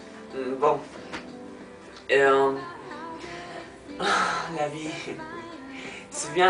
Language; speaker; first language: French; non-native, learner; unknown